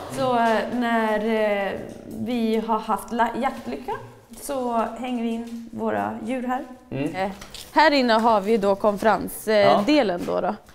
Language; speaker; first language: Swedish; native; Swedish